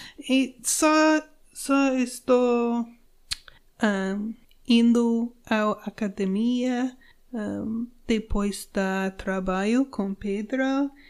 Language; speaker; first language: Portuguese; non-native, learner; English